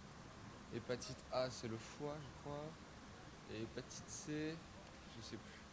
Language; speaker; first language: French; native; French